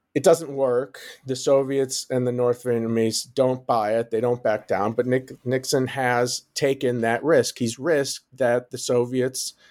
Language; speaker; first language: English; native; English